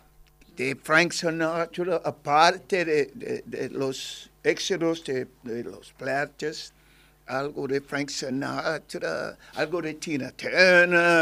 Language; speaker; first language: Spanish; non-native, learner; English